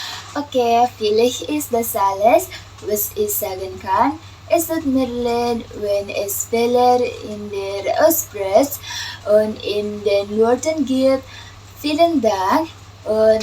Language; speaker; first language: German; non-native, learner; Indonesian